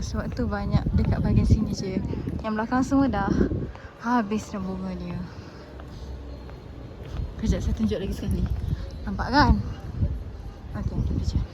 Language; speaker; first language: Malay; native; Malay